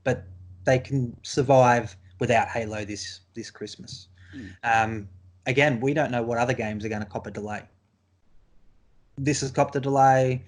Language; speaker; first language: English; native; English